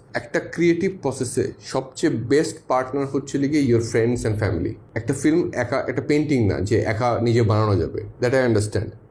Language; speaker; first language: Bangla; early bilingual, heritage; Bangla